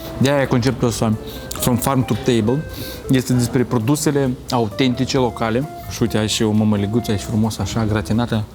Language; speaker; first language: Romanian; native; Romanian